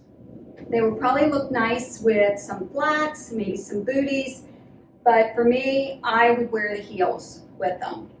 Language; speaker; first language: English; native; English